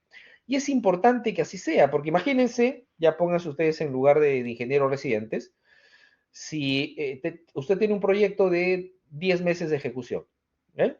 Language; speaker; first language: Spanish; native; Spanish